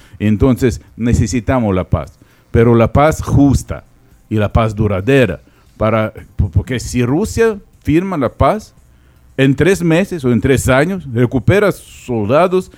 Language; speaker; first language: Spanish; non-native, fluent; Ukrainian